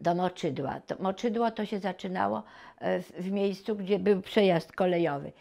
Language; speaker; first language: Polish; native; Polish